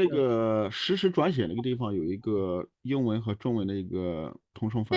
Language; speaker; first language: Chinese; native; Chinese